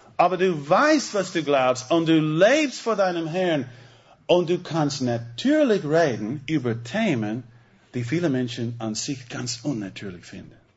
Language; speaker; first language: German; non-native, fluent; English